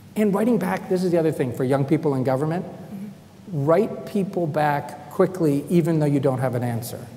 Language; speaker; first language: English; native; English